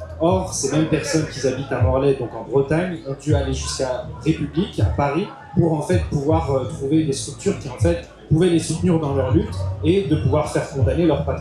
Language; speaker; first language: French; native; French